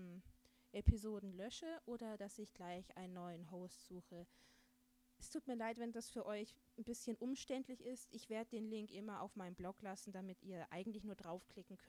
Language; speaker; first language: German; native; German